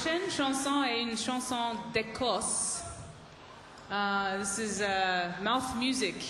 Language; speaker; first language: French; non-native, learner; English